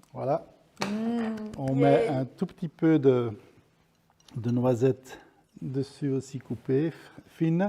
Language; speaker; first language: French; non-native, fluent; Dutch